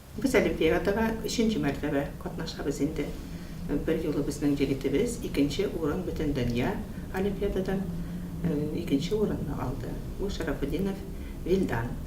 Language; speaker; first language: Tatar; early bilingual, heritage; Tatar